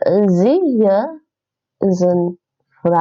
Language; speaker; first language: Dutch; non-native, learner; English